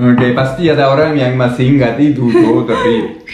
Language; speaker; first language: Indonesian; non-native, learner; Swiss German